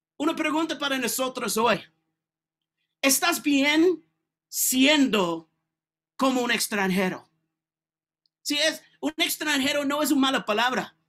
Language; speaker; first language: Spanish; non-native, learner; English